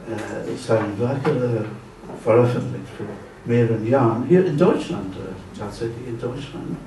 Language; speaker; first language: German; non-native, fluent; English